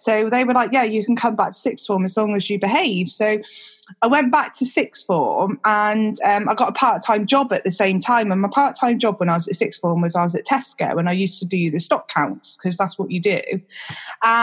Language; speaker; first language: English; native; English